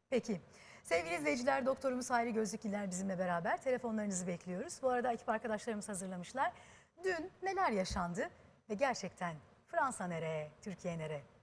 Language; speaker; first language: Turkish; native; Turkish